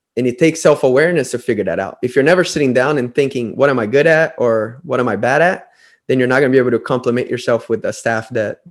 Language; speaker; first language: English; non-native, fluent; Portuguese